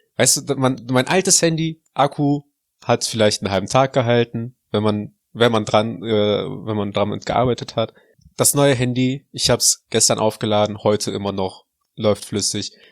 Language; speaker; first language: German; early bilingual, other home language; Russian